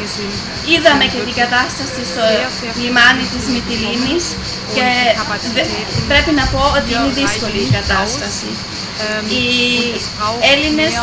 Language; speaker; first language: Greek; early bilingual, heritage; Greek